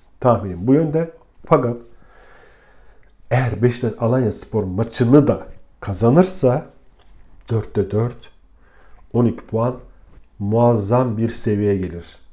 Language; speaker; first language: Turkish; native; Turkish